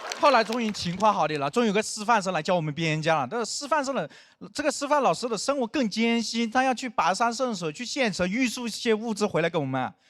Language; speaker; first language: Chinese; non-native, local second language; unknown